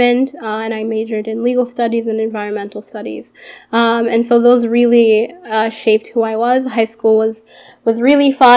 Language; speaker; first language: English; early bilingual, other home language; Arabic